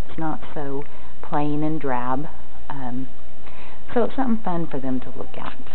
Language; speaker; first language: English; native; English